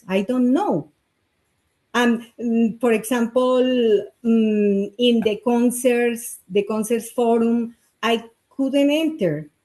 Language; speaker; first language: English; non-native, learner; Spanish